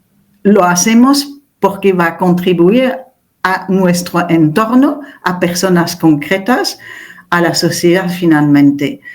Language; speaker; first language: Spanish; non-native, fluent; French